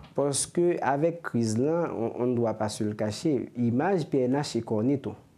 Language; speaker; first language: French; non-native, local second language; Haitian Creole